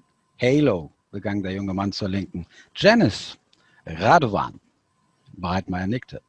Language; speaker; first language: German; native; German